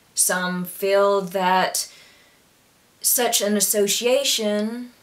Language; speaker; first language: English; native; English